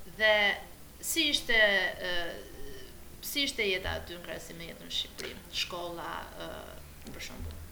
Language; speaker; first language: Albanian; native; Albanian